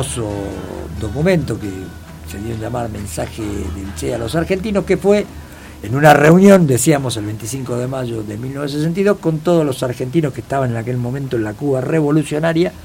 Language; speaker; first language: Spanish; native; Spanish